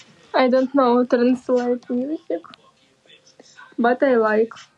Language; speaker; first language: English; non-native, learner; Russian